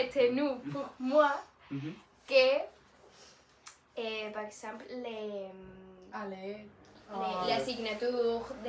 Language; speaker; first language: French; non-native, learner; Spanish